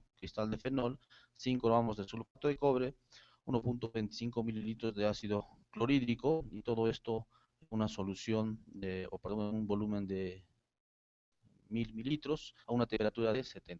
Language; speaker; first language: Spanish; native; Spanish